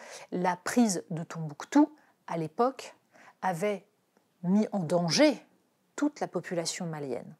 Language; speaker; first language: French; native; French